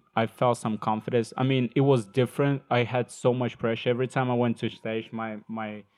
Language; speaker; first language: English; non-native, learner; Ukrainian